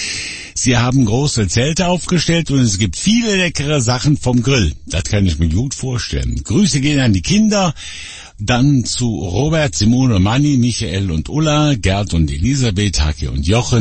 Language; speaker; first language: German; native; German